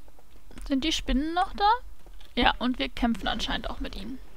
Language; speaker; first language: German; native; German